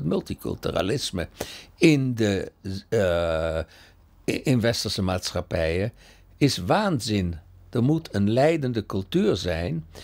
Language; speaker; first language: Dutch; early bilingual, other home language; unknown